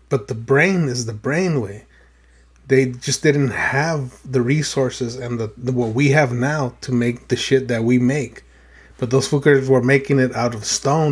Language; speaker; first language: English; early bilingual, other home language; Spanish